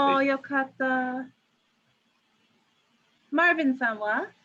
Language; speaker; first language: Japanese; non-native, fluent; English